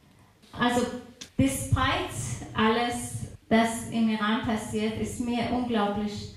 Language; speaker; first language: German; non-native, fluent; Persian